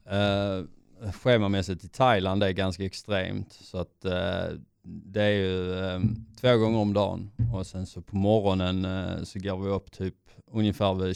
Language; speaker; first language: Swedish; native; Swedish